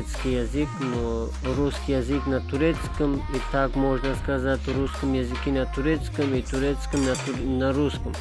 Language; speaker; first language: Russian; non-native, fluent; Tajik